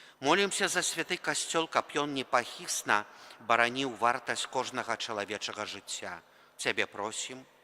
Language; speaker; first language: Belarusian; native; Belarusian